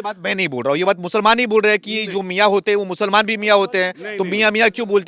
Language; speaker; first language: Hindi; native; Hindi